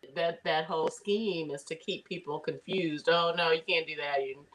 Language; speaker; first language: English; native; English